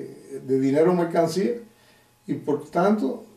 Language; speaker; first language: Spanish; native; Spanish